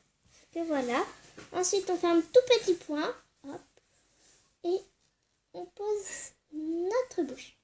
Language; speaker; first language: French; native; French